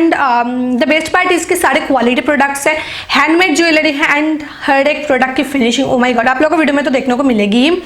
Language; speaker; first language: Hindi; non-native, local second language; Bangla